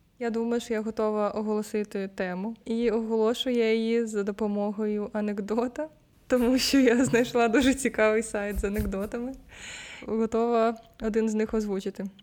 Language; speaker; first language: Ukrainian; non-native, local second language; Russian